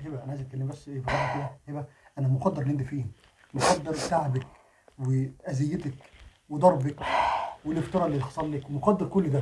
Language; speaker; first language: Arabic; native; Arabic